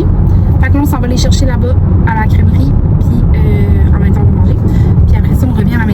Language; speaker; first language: French; native; French